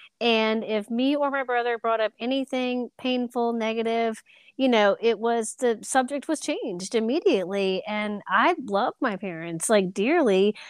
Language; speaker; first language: English; native; English